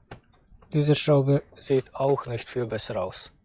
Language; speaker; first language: German; non-native, fluent; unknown